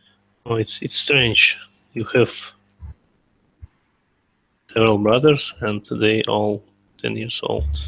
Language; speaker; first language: English; non-native, learner; Russian